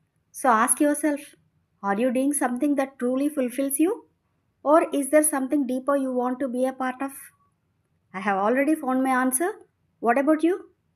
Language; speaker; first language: English; non-native, local second language; Telugu